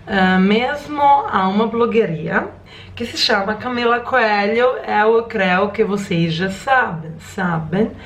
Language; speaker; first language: Portuguese; non-native, learner; Croatian